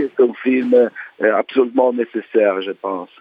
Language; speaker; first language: French; non-native, learner; Italian